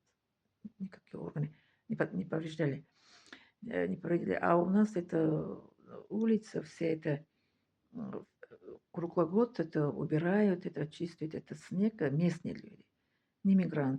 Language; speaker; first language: Russian; non-native, fluent; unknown